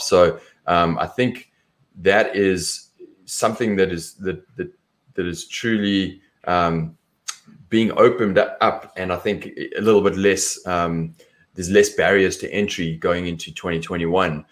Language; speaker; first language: English; native; English